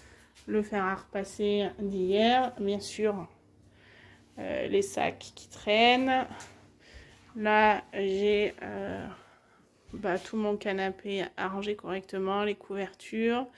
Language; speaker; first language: French; native; French